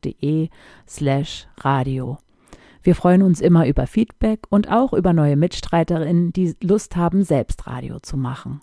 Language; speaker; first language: German; native; German